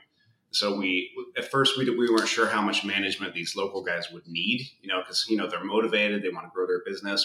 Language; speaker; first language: English; native; English